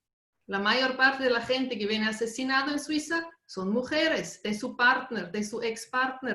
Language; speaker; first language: Spanish; non-native, fluent; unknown